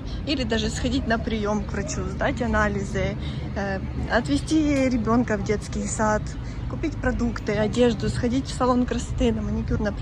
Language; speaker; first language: Russian; native; Russian